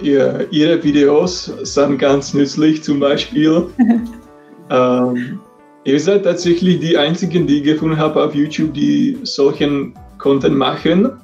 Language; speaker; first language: German; non-native, fluent; Czech